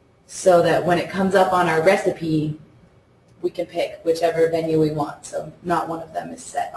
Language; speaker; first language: English; native; English